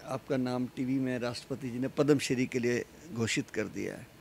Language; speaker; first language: Hindi; native; Hindi